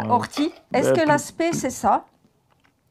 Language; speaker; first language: French; non-native, fluent; Italian